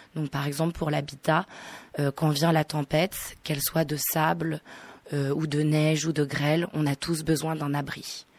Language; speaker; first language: French; native; French